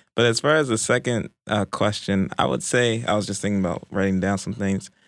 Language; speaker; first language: English; native; English